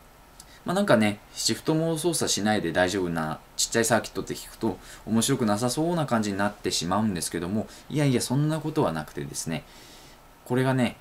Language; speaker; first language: Japanese; native; Japanese